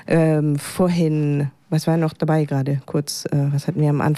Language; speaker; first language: German; native; German